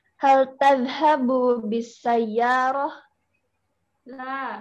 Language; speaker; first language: Arabic; non-native, learner; Indonesian